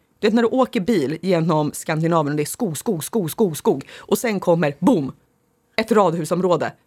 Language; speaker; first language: Swedish; early bilingual, other home language; Finnish